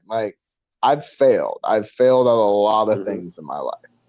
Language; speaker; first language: English; native; English